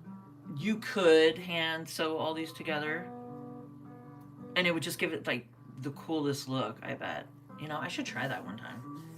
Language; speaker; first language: English; native; English